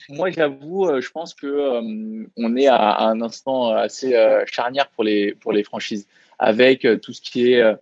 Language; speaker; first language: French; early bilingual, other home language; Vietnamese